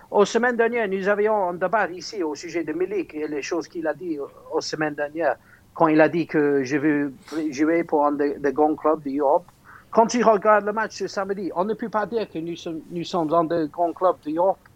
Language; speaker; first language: French; non-native, fluent; English